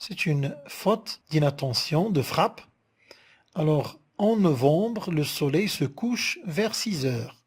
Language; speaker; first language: French; non-native, local second language; Arabic